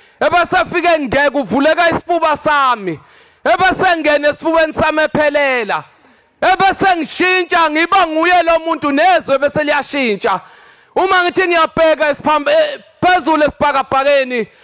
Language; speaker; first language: Zulu; native; Zulu